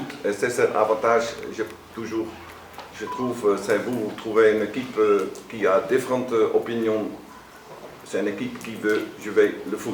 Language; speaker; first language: French; non-native, learner; Dutch